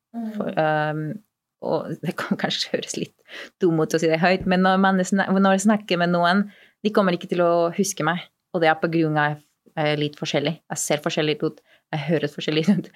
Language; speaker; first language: Norwegian; non-native, fluent; Spanish